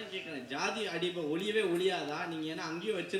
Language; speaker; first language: Tamil; native; Tamil